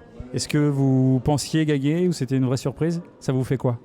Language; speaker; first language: French; native; French